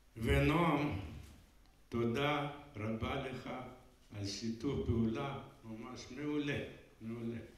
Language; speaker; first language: Hebrew; non-native, fluent; Russian